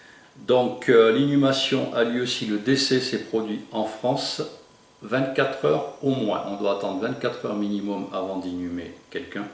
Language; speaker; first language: French; native; French